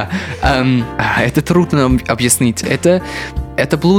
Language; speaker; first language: Russian; non-native, learner; English